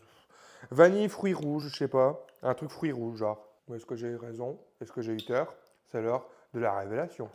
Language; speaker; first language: French; native; French